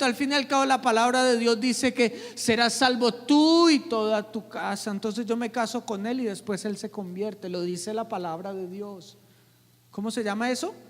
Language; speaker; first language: Spanish; native; Spanish